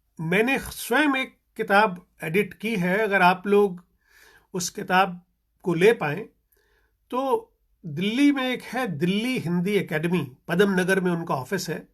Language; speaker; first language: Hindi; non-native, local second language; Punjabi